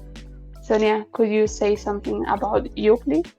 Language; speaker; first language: English; non-native, learner; Spanish